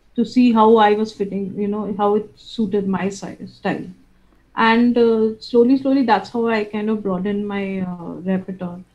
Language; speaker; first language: English; non-native, local second language; Bangla